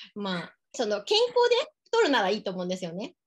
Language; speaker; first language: Japanese; early bilingual, other home language; English